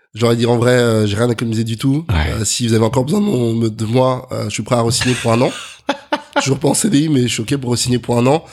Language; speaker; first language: French; native; French